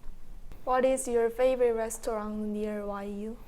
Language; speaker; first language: English; non-native, fluent; Korean